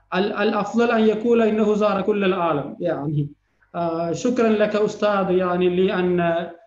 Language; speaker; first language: Arabic; non-native, fluent; Malayalam